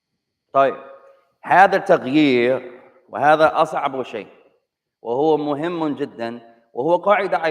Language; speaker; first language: Arabic; non-native, fluent; English